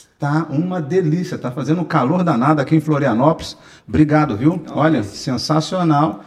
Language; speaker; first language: Portuguese; native; Portuguese